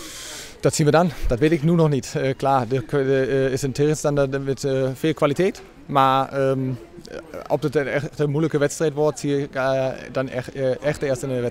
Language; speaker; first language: Dutch; non-native, fluent; German